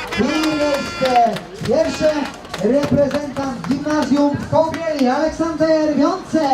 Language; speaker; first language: Polish; native; Polish